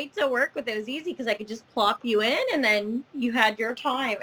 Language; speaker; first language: English; native; English